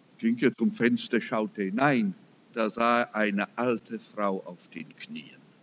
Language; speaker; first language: German; early bilingual, heritage; German